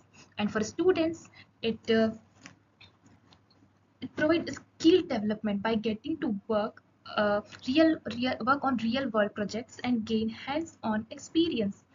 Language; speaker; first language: English; non-native, local second language; Hindi